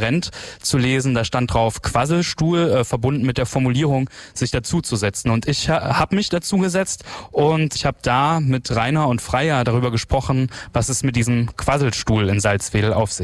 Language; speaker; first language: German; native; German